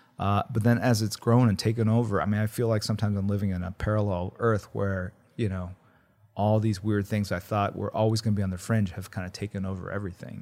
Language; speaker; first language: English; early bilingual, other home language; Korean